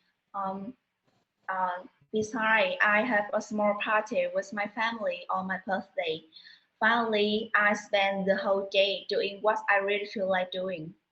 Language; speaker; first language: English; non-native, learner; Vietnamese